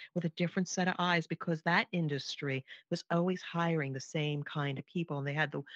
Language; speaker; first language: English; native; English